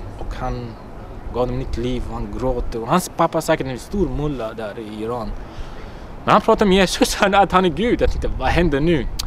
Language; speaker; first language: Swedish; non-native, fluent; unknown